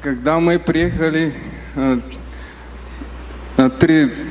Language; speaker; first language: Russian; non-native, learner; Bulgarian